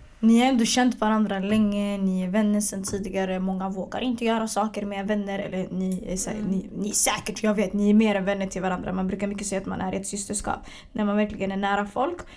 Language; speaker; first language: Swedish; early bilingual, other home language; Arabic